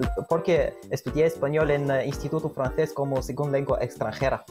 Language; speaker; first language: Spanish; non-native, fluent; Bulgarian